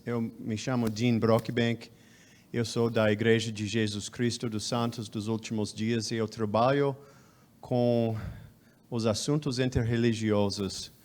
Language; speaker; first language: Portuguese; non-native, fluent; English